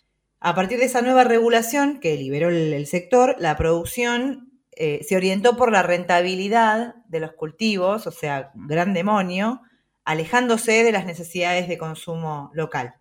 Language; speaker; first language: Spanish; native; Spanish